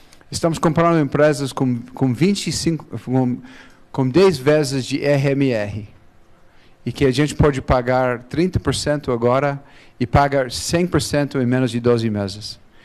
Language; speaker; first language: Portuguese; non-native, fluent; English